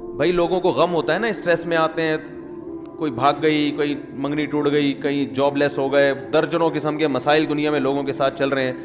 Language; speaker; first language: Urdu; native; Urdu